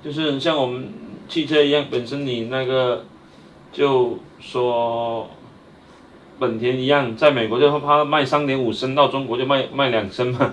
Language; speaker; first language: Chinese; native; Chinese